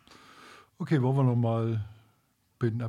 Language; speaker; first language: German; native; German